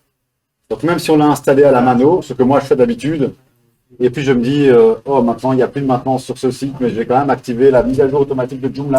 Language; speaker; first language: French; native; French